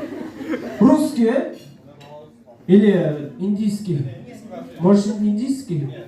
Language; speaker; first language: Russian; non-native, learner; Kyrgyz